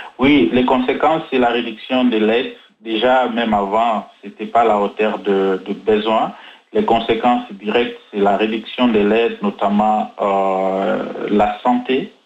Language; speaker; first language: French; non-native, fluent; Arabic